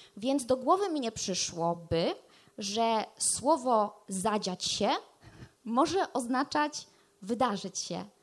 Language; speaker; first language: Polish; native; Polish